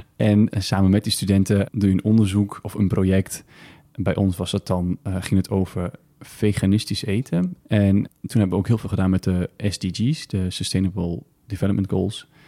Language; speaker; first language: Dutch; early bilingual, other home language; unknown